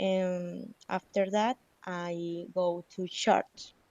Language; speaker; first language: English; non-native, learner; Spanish